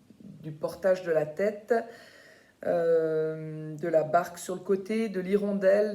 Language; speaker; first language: French; native; French